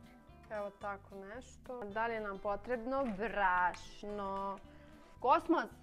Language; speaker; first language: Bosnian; non-native, learner; Russian